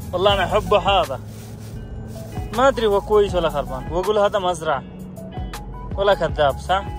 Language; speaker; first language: Arabic; non-native, learner; Bangla